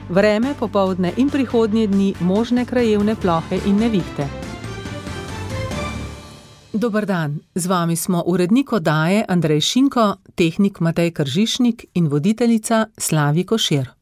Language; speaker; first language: Slovenian; native; Slovenian